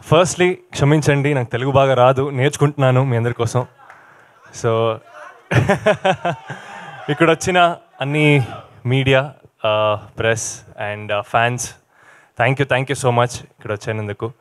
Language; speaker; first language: Telugu; non-native, learner; Kannada